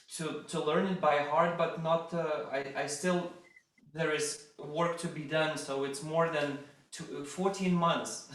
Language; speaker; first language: English; non-native, fluent; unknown